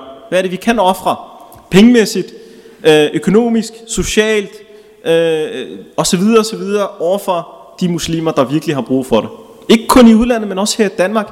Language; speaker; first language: Danish; early bilingual, other home language; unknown